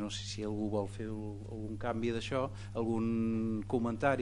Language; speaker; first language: Catalan; non-native, fluent; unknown